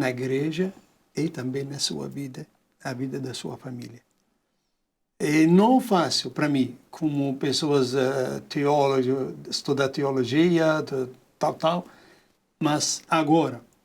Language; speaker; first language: Portuguese; non-native, learner; Arabic